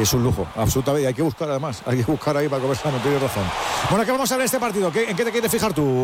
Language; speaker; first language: Spanish; native; Spanish